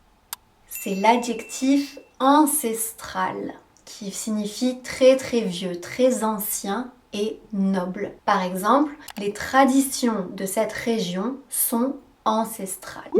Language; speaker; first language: French; native; French